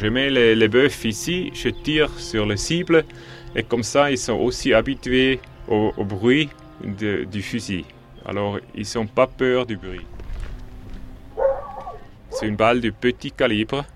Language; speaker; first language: French; non-native, local second language; German